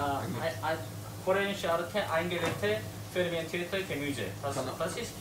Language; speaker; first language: German; non-native, learner; Korean